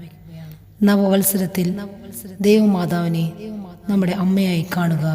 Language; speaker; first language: Malayalam; native; Malayalam